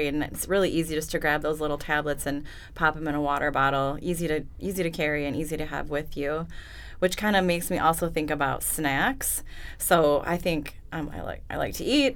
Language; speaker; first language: English; native; English